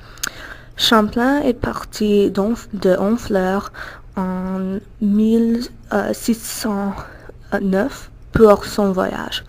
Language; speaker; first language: French; non-native, fluent; English